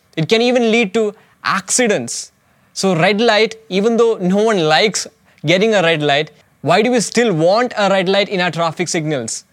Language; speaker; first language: English; non-native, local second language; Malayalam